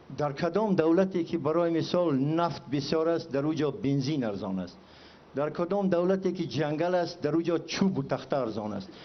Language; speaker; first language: Tajik; non-native, local second language; Shughni